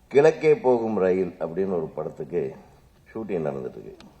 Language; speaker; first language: Tamil; native; Tamil